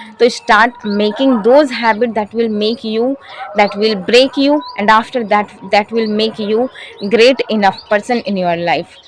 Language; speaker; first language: Hindi; native; Hindi